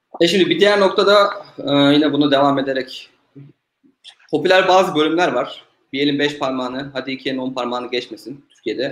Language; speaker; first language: Turkish; native; Turkish